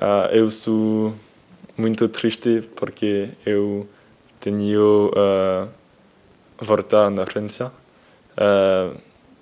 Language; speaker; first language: Portuguese; non-native, learner; French